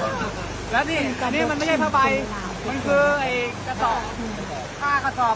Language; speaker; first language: Thai; native; Thai